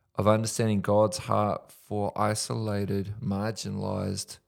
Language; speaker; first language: English; native; English